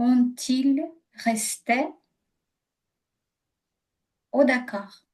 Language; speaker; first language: French; non-native, learner; Ukrainian